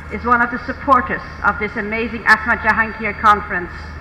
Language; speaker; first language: English; non-native, fluent; Dutch